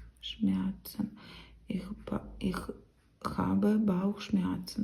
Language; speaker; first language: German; non-native, learner; Ukrainian